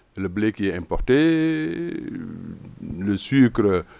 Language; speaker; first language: French; non-native, local second language; Wolof